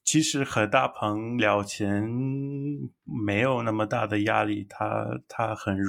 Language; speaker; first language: Chinese; non-native, learner; English